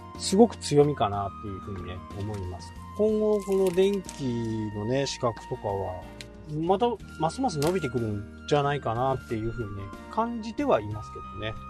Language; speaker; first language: Japanese; native; Japanese